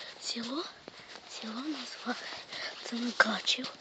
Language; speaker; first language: Russian; non-native, local second language; Ukrainian